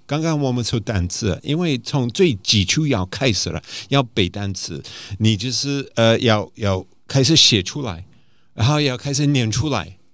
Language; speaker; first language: Chinese; non-native, fluent; English